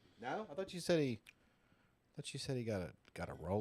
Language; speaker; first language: English; native; English